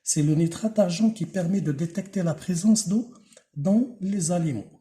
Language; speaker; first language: French; non-native, local second language; Arabic